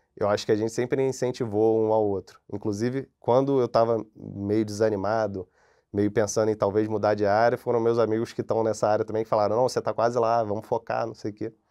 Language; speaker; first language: Portuguese; native; Portuguese